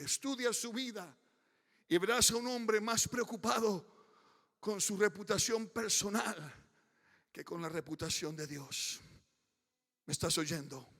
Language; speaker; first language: Spanish; early bilingual, heritage; Spanish